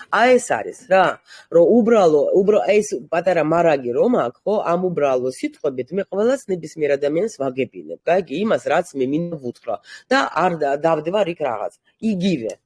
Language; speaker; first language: Georgian; early bilingual, heritage; Georgian